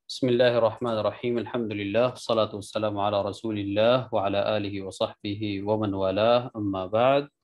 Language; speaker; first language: Arabic; non-native, fluent; Urdu